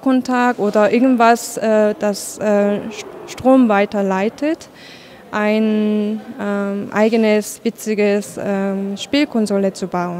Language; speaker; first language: German; non-native, fluent; Korean